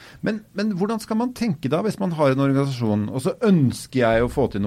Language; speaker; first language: Norwegian; native; Norwegian